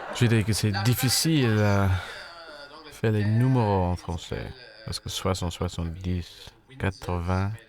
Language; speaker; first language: French; non-native, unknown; English